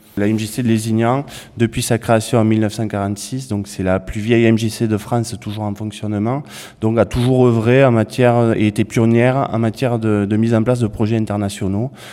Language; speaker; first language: French; native; French